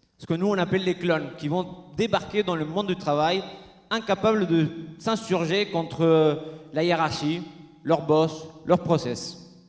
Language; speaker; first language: French; non-native, fluent; Spanish